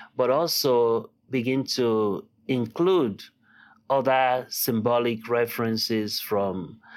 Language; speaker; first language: English; non-native, local second language; Yoruba